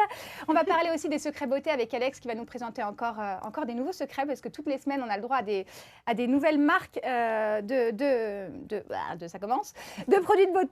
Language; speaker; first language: French; native; French